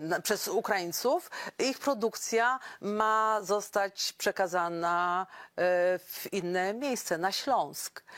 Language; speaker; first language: Polish; native; Polish